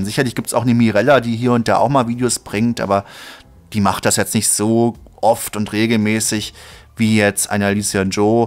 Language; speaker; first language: German; native; German